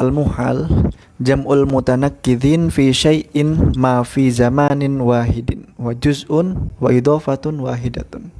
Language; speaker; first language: Arabic; non-native, learner; Indonesian